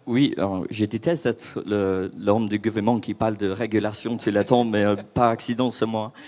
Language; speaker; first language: French; non-native, fluent; English